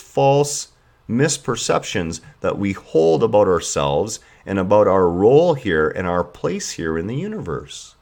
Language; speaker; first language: English; native; English